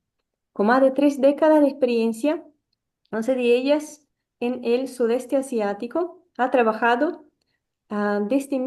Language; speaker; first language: Spanish; non-native, fluent; Portuguese